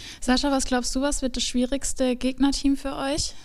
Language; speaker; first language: German; native; German